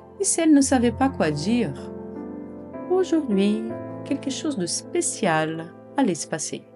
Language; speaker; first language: French; non-native, fluent; Portuguese